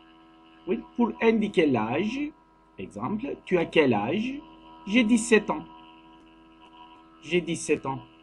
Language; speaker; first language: French; non-native, learner; Turkish